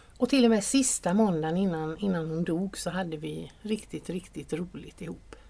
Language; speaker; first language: Swedish; native; Swedish